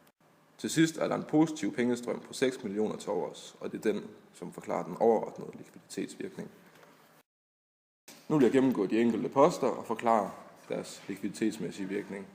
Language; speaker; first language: Danish; native; Danish